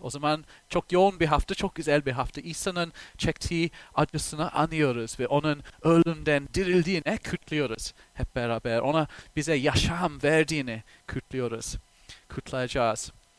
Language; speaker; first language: Turkish; non-native, fluent; English